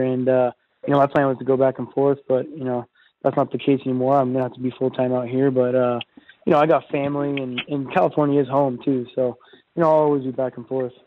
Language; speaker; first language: English; native; English